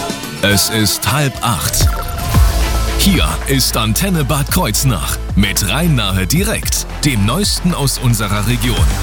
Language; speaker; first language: German; native; German